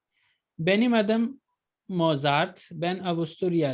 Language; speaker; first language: Turkish; non-native, fluent; Urdu